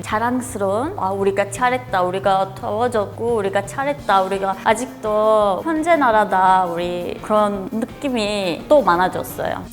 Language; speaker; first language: Korean; non-native, fluent; Turkish